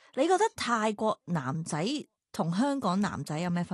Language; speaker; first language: Cantonese; native; Cantonese